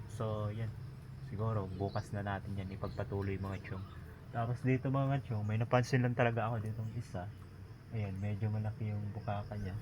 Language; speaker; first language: Filipino; non-native, local second language; Cebuano